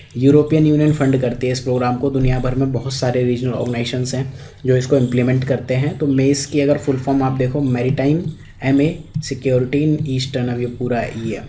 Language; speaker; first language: Hindi; native; Hindi